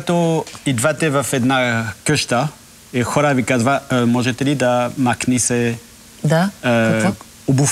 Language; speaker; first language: Bulgarian; non-native, learner; French